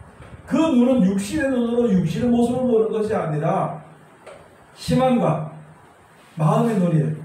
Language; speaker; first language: Korean; native; Korean